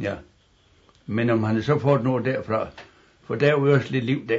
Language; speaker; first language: Danish; native; Danish